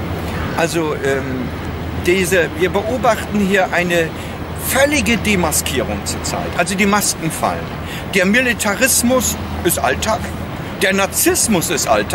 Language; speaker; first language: German; native; German